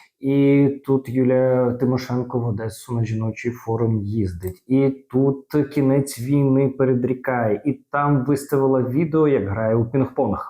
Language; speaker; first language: Ukrainian; native; Ukrainian